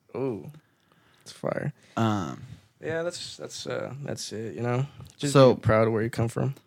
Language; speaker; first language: English; early bilingual, other home language; Spanish